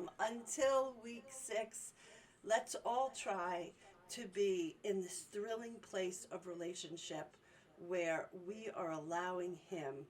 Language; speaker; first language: English; native; English